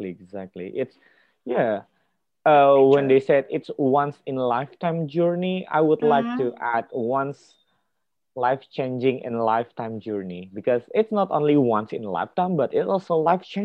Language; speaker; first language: English; non-native, fluent; Indonesian